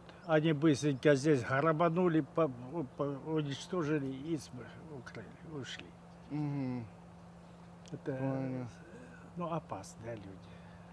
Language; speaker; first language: Russian; native; Russian